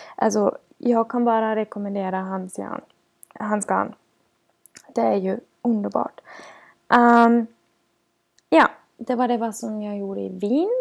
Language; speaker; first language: Swedish; non-native, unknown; German